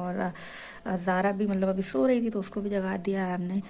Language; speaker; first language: Hindi; native; Hindi